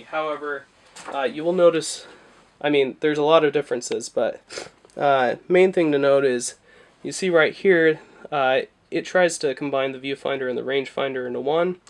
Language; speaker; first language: English; native; English